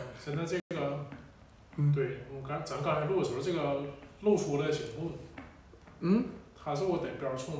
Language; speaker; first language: Chinese; native; Chinese